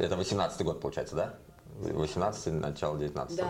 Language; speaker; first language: Russian; native; Russian